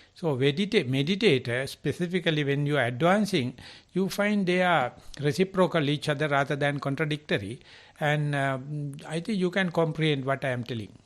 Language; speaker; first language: English; non-native, local second language; Sinhala